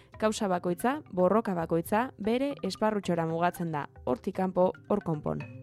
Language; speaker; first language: Basque; native; Basque